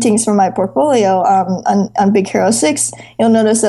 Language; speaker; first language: English; native; English